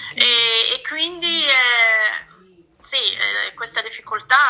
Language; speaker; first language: Italian; non-native, fluent; Arabic